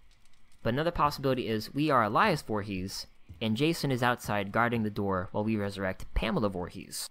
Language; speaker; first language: English; native; English